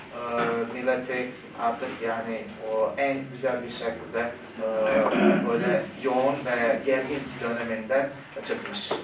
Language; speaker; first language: Turkish; non-native, fluent; Bosnian